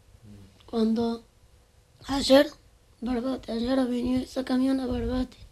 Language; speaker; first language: Spanish; non-native, learner; Arabic